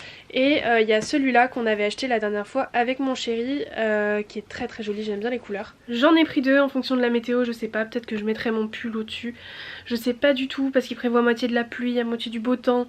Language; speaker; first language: French; native; French